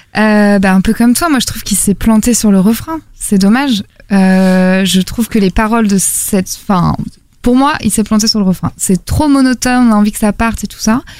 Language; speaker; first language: French; native; French